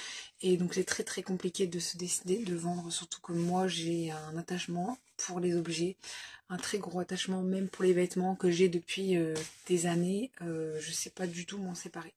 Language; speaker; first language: French; native; French